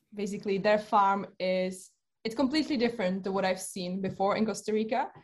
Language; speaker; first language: English; non-native, fluent; Czech